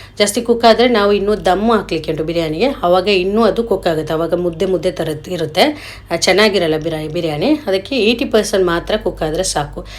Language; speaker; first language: Kannada; non-native, local second language; Malayalam